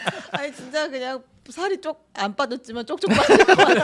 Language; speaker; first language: Korean; native; Korean